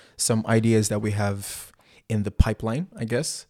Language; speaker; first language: English; non-native, local second language; Igbo